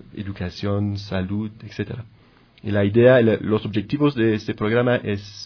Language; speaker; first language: Spanish; non-native, fluent; French